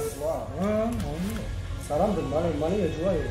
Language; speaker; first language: Korean; non-native, learner; Turkish